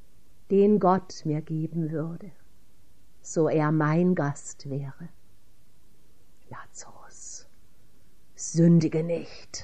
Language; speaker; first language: German; native; German